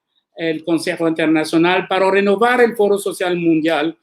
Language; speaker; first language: Spanish; non-native, learner; Arabic